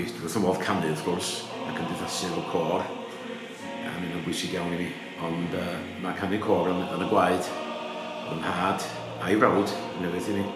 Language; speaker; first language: Welsh; native; Welsh